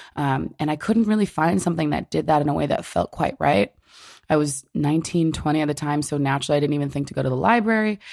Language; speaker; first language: English; native; English